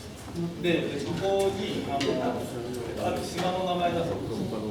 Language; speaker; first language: Japanese; native; Japanese